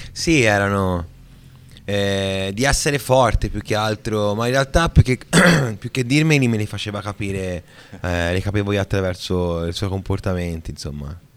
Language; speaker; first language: Italian; native; Italian